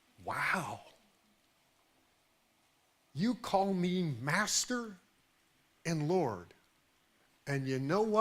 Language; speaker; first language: English; native; English